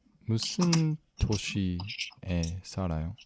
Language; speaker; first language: Korean; non-native, learner; English